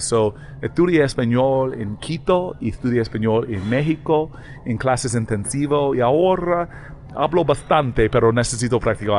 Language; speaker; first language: Spanish; non-native, learner; English